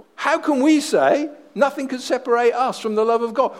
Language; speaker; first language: English; native; English